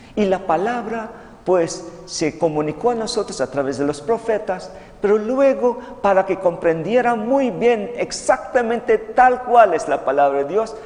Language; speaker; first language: Spanish; non-native, fluent; Filipino